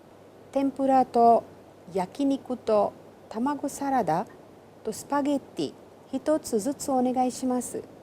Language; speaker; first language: Japanese; non-native, fluent; Hindi